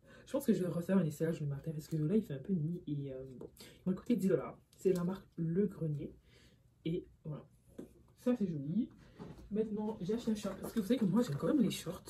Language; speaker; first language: French; native; French